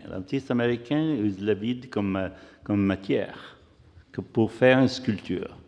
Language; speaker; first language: French; non-native, fluent; Italian